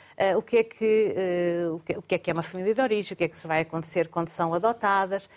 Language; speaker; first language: Portuguese; native; Portuguese